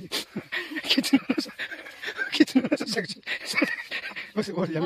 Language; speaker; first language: Japanese; native; Japanese